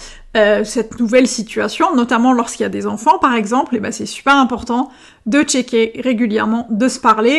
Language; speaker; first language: French; native; French